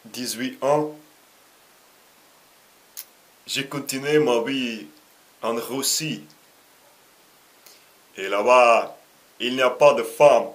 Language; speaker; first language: French; non-native, learner; Russian